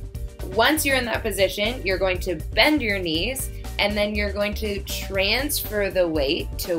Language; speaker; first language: English; native; English